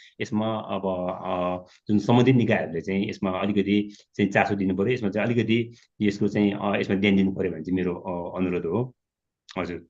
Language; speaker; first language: Nepali; non-native, local second language; Sherpa